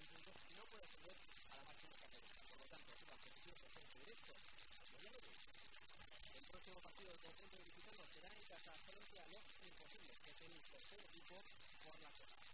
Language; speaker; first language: Spanish; native; Spanish